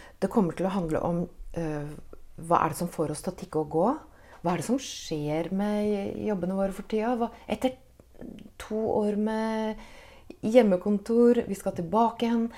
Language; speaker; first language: Norwegian; native; Norwegian